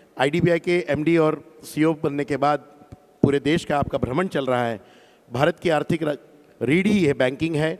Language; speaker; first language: Hindi; native; Hindi